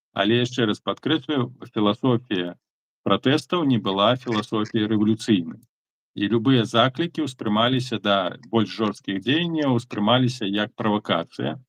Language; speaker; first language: Belarusian; native; Belarusian